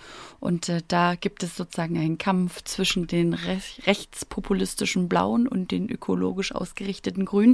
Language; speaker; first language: German; native; German